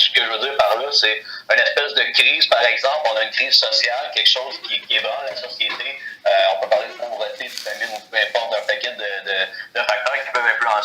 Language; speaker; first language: French; native; French